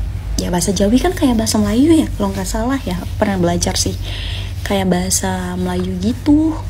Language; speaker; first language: Indonesian; non-native, fluent; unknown